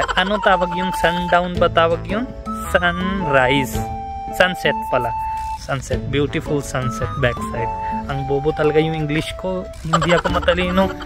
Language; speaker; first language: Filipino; non-native, learner; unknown